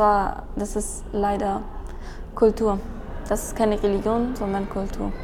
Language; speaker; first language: German; early bilingual, other home language; Persian